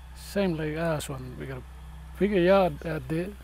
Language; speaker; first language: English; native; English